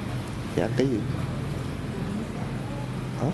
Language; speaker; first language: Vietnamese; non-native, fluent; Japanese